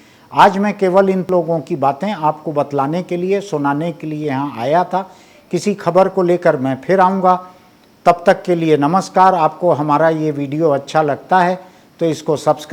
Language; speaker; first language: Hindi; native; Hindi